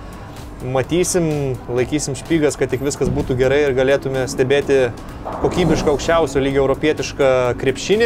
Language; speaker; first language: Lithuanian; native; Lithuanian